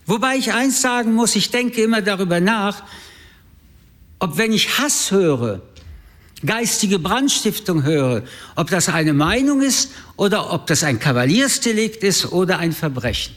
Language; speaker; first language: German; early bilingual, other home language; French